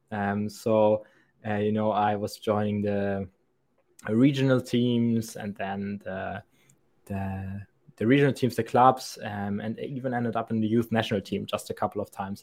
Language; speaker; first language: English; non-native, fluent; German